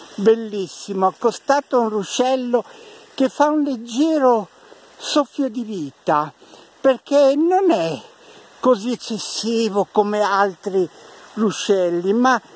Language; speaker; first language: Italian; native; Italian